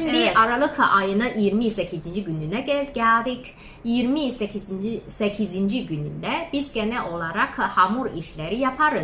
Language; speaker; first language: Turkish; non-native, fluent; Chinese